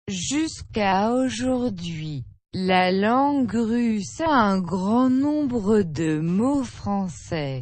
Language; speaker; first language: French; non-native, learner; Russian